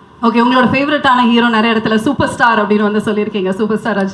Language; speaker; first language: Tamil; native; Tamil